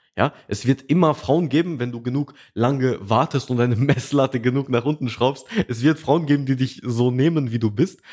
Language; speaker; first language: German; early bilingual, other home language; Russian